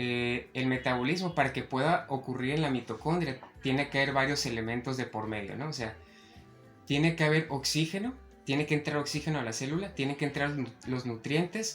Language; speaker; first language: Spanish; native; Spanish